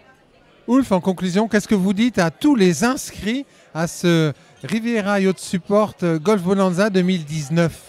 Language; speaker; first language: French; native; French